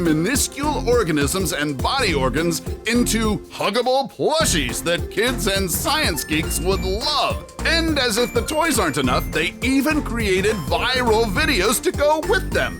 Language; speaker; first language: English; native; English